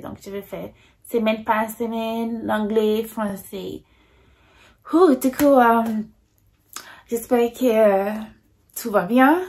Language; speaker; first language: French; non-native, fluent; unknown